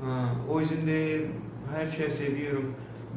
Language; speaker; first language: Turkish; non-native, learner; Urdu